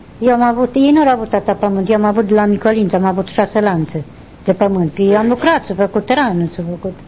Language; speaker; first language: Romanian; native; Romanian